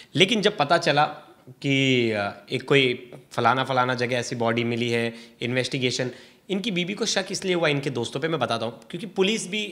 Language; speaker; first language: Hindi; native; Hindi